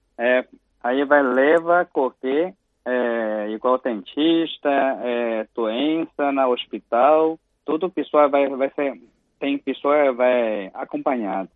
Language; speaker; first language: Portuguese; non-native, learner; Chinese